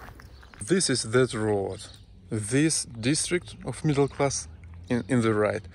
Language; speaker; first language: English; non-native, learner; Russian